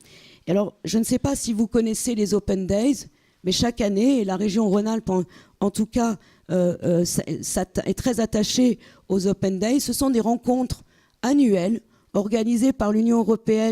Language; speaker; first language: French; native; French